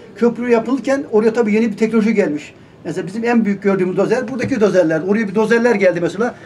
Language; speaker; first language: Turkish; native; Turkish